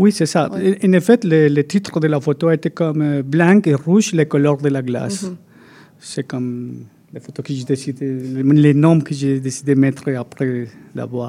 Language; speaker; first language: French; non-native, fluent; Spanish